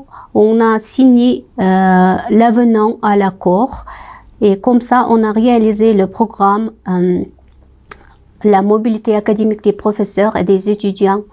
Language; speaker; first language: French; non-native, fluent; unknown